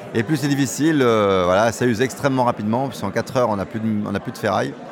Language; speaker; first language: French; native; French